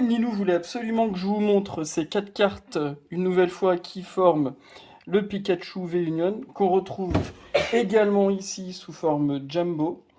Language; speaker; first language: French; native; French